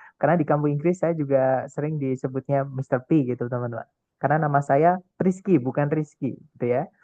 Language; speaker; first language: Indonesian; non-native, local second language; Javanese